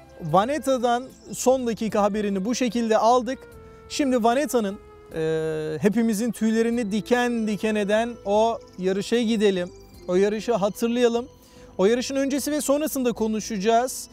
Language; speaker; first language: Turkish; native; Turkish